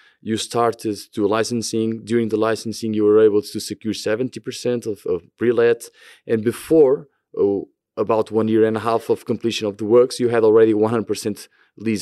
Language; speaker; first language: English; non-native, fluent; Portuguese